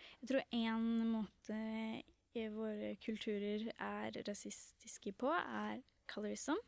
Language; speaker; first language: Norwegian; early bilingual, other home language; Tamil